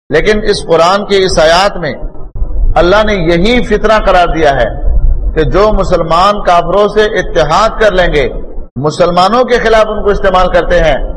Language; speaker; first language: Urdu; non-native, local second language; Pashto